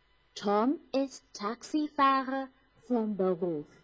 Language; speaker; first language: German; non-native, fluent; Chinese